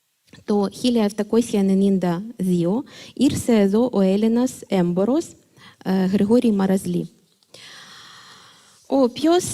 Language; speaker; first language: Greek; non-native, fluent; Ukrainian